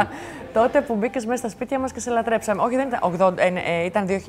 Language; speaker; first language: Greek; native; Greek